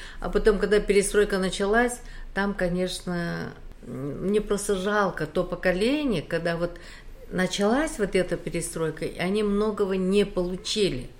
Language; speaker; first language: Russian; native; Russian